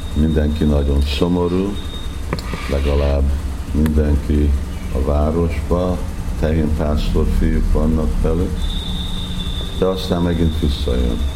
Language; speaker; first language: Hungarian; early bilingual, heritage; Hungarian